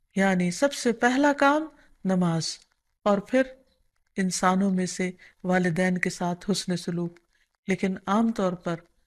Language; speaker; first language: Urdu; native; Urdu